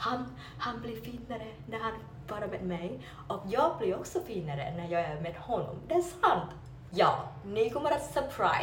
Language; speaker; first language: Swedish; non-native, learner; Vietnamese